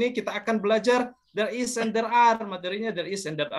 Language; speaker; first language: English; non-native, learner; Indonesian